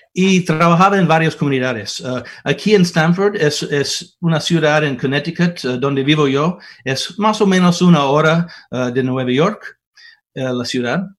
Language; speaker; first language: Spanish; non-native, fluent; English